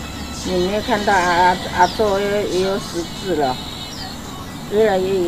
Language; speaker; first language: Chinese; non-native, local second language; Amis